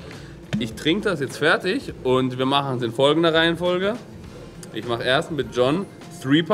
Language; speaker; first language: German; native; German